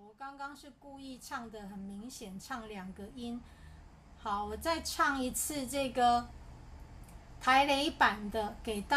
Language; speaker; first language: Chinese; native; Chinese